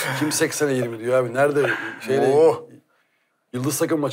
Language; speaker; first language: Turkish; native; Turkish